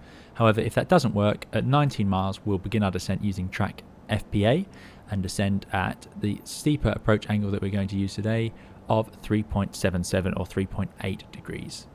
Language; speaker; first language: English; native; English